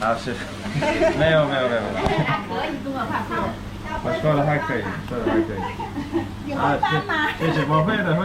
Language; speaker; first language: Chinese; non-native, fluent; English